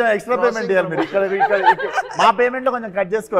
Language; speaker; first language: Telugu; native; Telugu